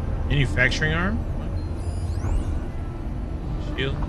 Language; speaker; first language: English; native; English